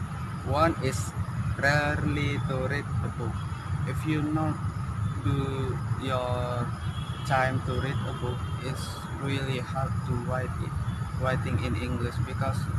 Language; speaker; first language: English; non-native, learner; Indonesian